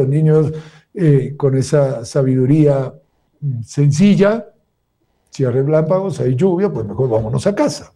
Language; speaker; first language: Spanish; native; Spanish